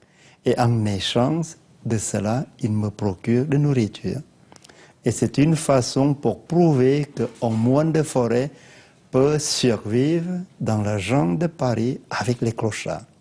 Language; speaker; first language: French; non-native, learner; Lao